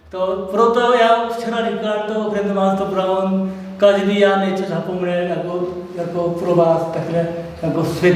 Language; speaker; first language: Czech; non-native, learner; Korean